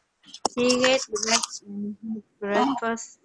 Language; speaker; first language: English; non-native, learner; Vietnamese